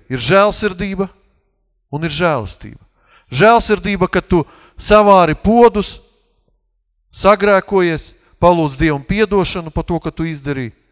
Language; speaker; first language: Latvian; non-native, local second language; Russian